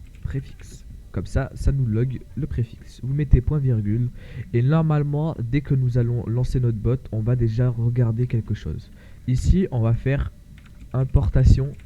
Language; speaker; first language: French; native; French